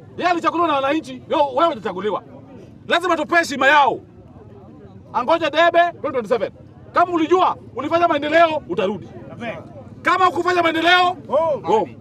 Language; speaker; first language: Swahili; native; Swahili